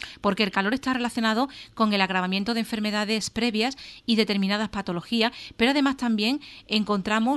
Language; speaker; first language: Spanish; native; Spanish